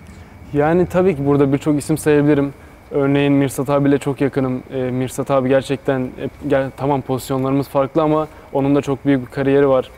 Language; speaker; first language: Turkish; native; Turkish